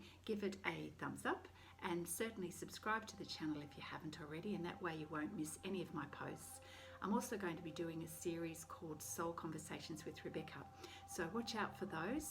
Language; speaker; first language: English; native; English